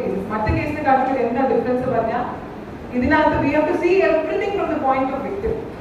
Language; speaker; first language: English; non-native, local second language; Malayalam